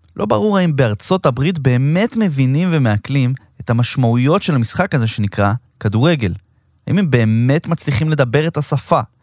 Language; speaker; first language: Hebrew; native; Hebrew